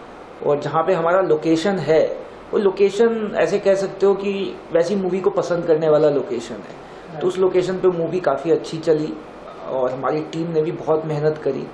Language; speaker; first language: Hindi; native; Hindi